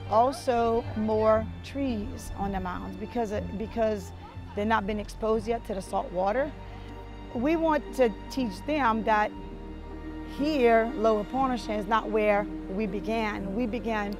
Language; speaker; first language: English; early bilingual, other home language; French